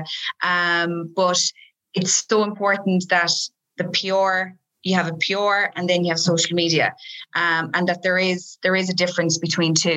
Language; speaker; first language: English; native; English